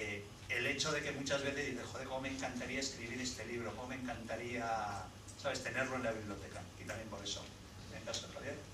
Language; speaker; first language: Spanish; native; Spanish